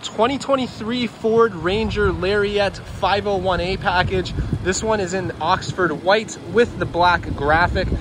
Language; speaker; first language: English; native; English